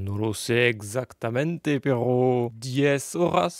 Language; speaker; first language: Spanish; non-native, learner; French